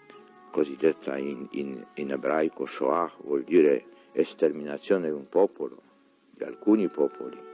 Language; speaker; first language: Italian; non-native, fluent; Polish